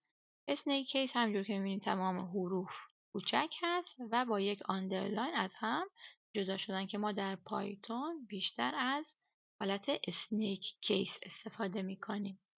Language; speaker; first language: Persian; native; Persian